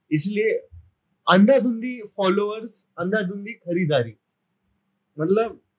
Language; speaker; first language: Hindi; non-native, local second language; Marathi